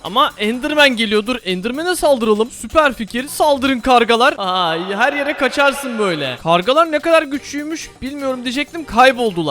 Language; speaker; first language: Turkish; native; Turkish